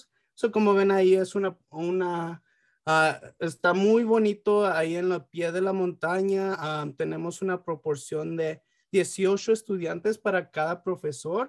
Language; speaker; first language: Spanish; early bilingual, heritage; Spanish